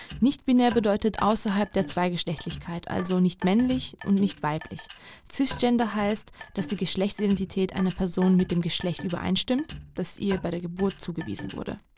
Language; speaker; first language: German; early bilingual, other home language; Georgian